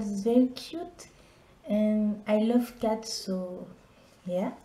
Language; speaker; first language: English; non-native, learner; French